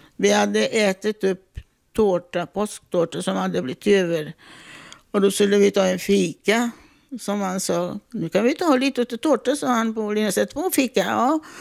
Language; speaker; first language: Swedish; non-native, fluent; Italian